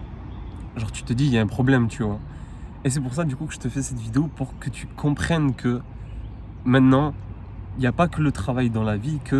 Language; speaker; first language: French; native; French